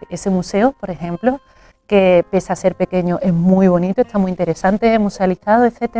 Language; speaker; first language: Spanish; native; Spanish